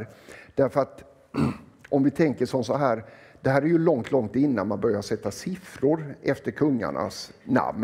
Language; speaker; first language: Swedish; native; Swedish